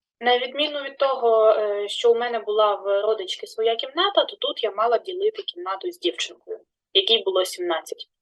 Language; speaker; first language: Ukrainian; native; Ukrainian